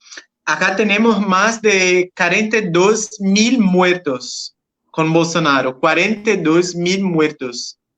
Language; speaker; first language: Spanish; non-native, learner; Portuguese